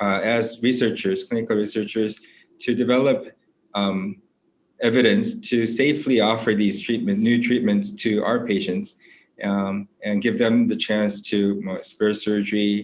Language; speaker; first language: English; non-native, fluent; Korean